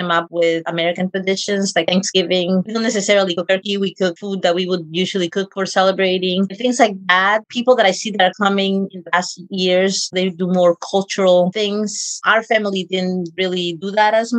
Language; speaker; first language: English; early bilingual, other home language; Spanish